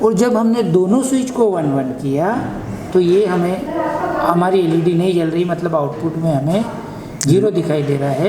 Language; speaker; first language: Hindi; native; Hindi